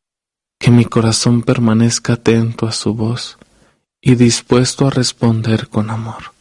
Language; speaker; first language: Spanish; native; Spanish